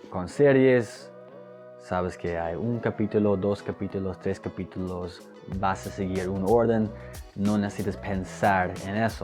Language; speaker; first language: Spanish; non-native, fluent; English